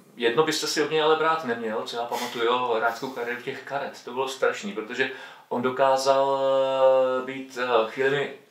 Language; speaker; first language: Czech; native; Czech